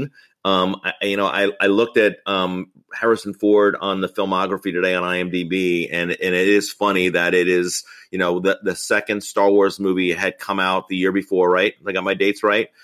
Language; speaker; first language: English; native; English